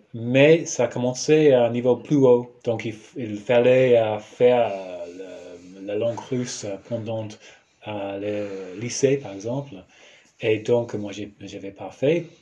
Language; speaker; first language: French; non-native, fluent; English